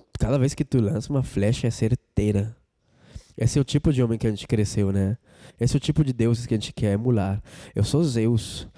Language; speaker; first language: Portuguese; non-native, fluent; Spanish